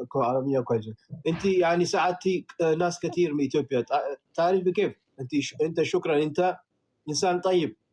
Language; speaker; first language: Arabic; non-native, learner; Amharic